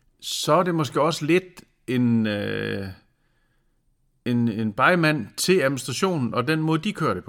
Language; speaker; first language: Danish; native; Danish